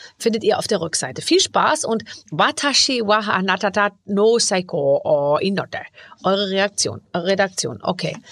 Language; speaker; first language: German; native; German